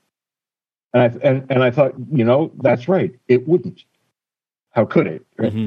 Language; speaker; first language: English; native; English